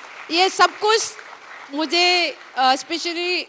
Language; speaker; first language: Hindi; non-native, local second language; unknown